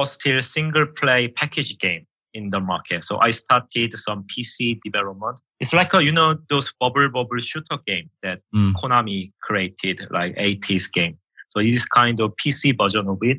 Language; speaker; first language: English; non-native, fluent; Korean